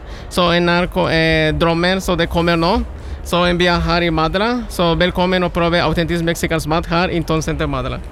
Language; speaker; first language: Norwegian; non-native, learner; Spanish